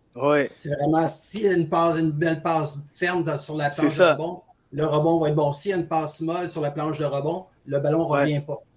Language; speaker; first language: French; native; French